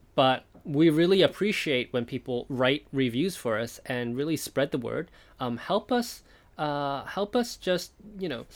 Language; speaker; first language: English; non-native, fluent; Chinese